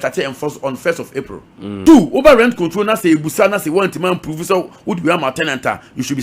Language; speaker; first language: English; non-native, local second language; Akan